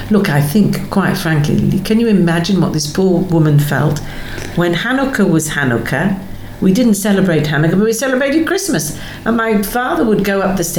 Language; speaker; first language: English; native; English